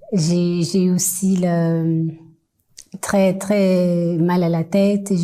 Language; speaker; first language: French; non-native, fluent; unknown